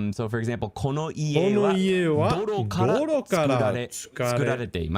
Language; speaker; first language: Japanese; non-native, learner; English